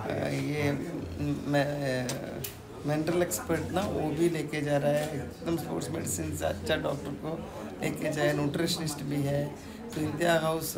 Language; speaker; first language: Hindi; non-native, local second language; Malayalam